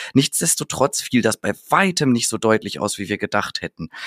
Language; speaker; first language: German; native; German